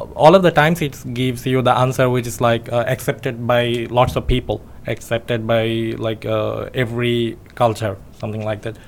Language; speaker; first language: English; non-native, local second language; Bangla